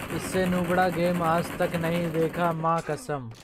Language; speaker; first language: Hindi; native; Hindi